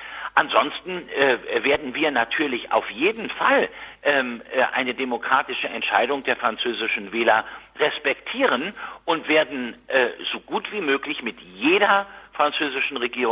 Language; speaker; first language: German; native; German